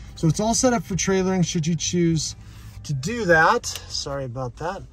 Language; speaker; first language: English; native; English